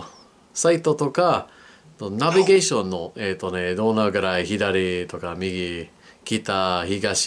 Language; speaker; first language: Japanese; non-native, learner; English